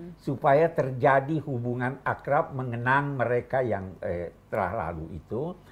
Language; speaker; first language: Indonesian; native; Indonesian